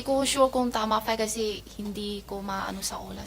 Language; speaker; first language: Filipino; non-native, learner; Chinese